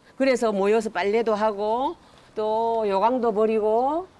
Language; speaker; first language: Korean; native; Korean